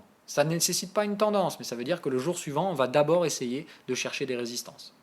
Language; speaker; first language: French; native; French